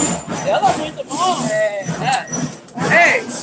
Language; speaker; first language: Portuguese; non-native, learner; English